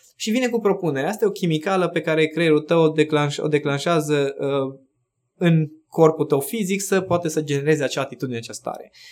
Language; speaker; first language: Romanian; non-native, local second language; Hungarian